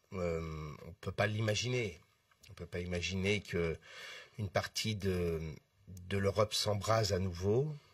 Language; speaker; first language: French; native; French